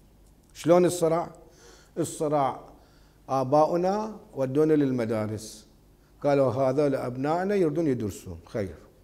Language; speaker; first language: Arabic; native; Arabic